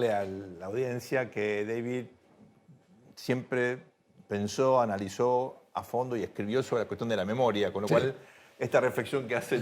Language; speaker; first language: Spanish; native; Spanish